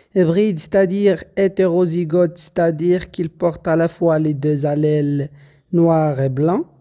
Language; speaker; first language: French; non-native, local second language; Arabic